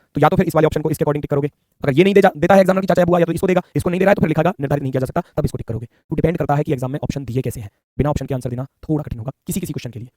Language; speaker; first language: Hindi; native; Hindi